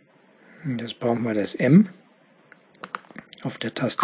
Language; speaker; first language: German; native; German